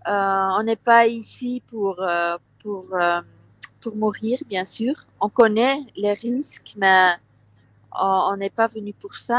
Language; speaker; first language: French; non-native, local second language; Dutch